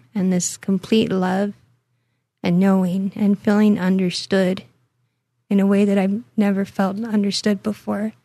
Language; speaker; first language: English; native; English